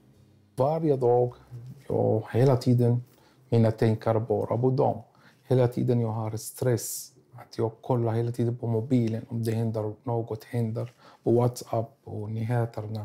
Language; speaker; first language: Swedish; non-native, learner; Arabic